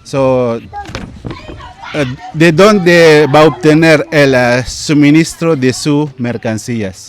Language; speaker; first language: Spanish; non-native, learner; Filipino